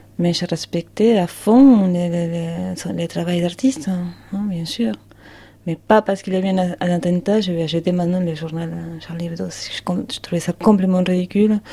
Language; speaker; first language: French; non-native, fluent; Spanish